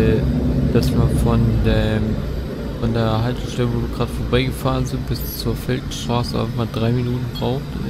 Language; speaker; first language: German; native; German